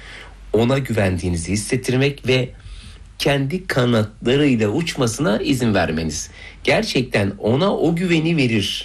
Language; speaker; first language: Turkish; native; Turkish